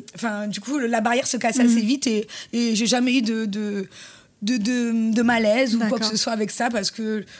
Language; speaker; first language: French; native; French